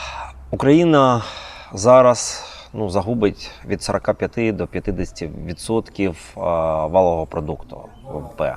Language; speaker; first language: Ukrainian; native; Ukrainian